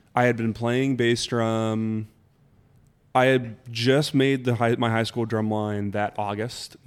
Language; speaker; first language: English; native; English